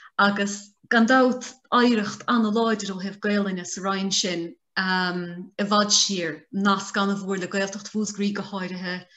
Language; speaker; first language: Irish; native; Irish